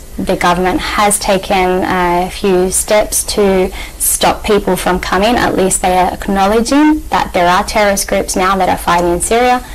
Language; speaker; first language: English; native; English